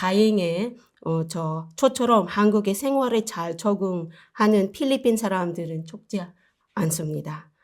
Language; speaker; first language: Korean; non-native, learner; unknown